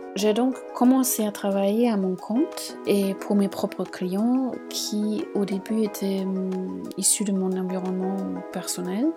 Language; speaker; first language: French; non-native, fluent; German